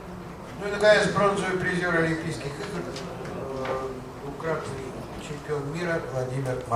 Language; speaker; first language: Russian; native; Russian